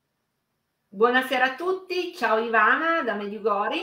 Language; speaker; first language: Italian; native; Italian